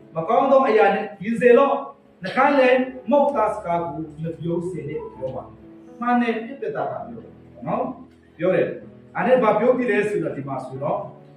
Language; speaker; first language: Burmese; non-native, local second language; Hakha Chin